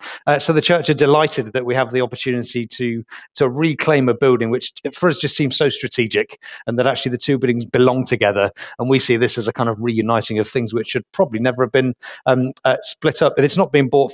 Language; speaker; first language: English; native; English